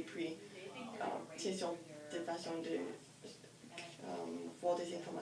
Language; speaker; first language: French; non-native, learner; English